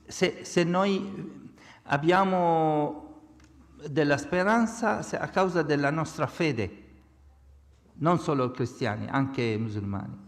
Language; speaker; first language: Italian; non-native, fluent; Arabic